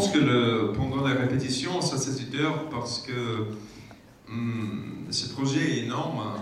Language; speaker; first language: French; non-native, fluent; English